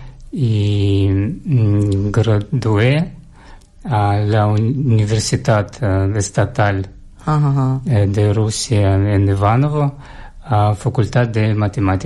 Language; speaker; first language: Catalan; non-native, learner; Russian